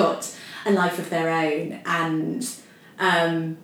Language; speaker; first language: English; native; English